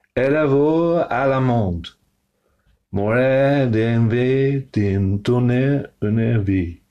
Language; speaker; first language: French; non-native, learner; English